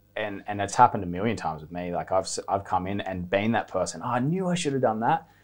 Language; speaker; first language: English; native; English